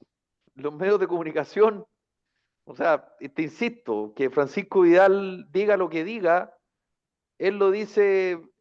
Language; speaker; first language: Spanish; native; Spanish